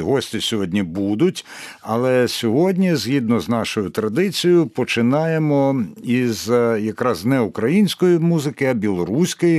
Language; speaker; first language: Ukrainian; native; Ukrainian